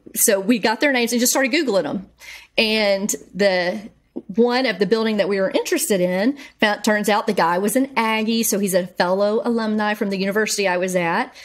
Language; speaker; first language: English; native; English